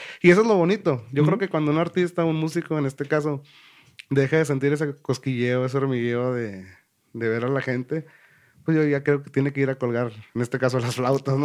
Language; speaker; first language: Spanish; native; Spanish